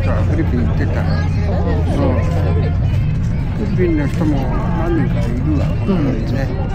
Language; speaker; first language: Japanese; native; Japanese